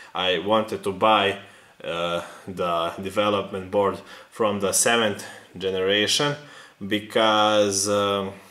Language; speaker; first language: English; non-native, fluent; Serbian